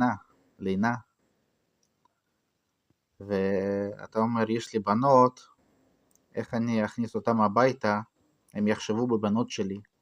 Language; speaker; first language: Hebrew; non-native, fluent; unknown